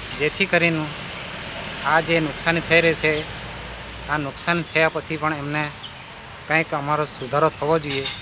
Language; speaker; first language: Gujarati; non-native, local second language; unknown